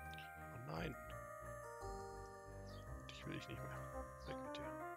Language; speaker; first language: German; native; German